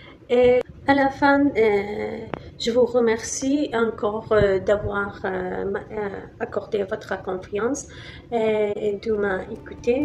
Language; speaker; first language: French; non-native, learner; Kurdish